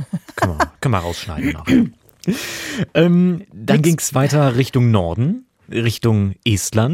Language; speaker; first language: German; native; German